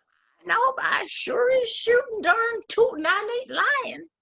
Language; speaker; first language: English; native; English